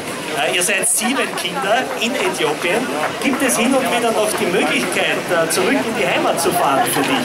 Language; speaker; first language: German; native; German